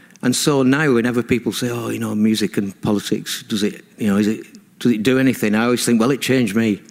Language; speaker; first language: English; native; English